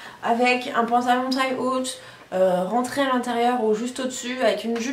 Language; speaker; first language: French; native; French